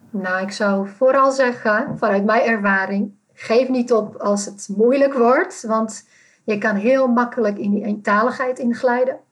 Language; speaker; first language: Dutch; non-native, fluent; Czech